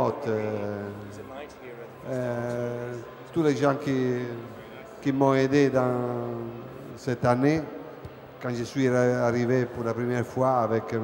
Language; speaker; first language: French; non-native, fluent; Italian